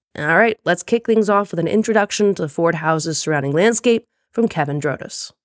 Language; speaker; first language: English; native; English